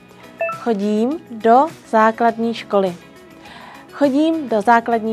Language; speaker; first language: Czech; non-native, fluent; Vietnamese